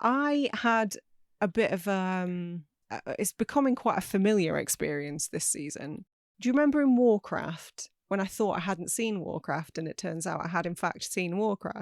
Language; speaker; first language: English; native; English